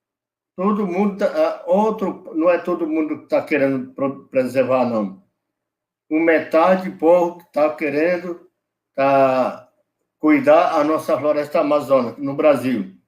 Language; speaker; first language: Portuguese; non-native, local second language; Yanomámi